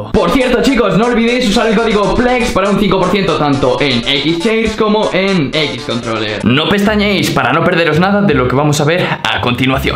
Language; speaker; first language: Spanish; native; Spanish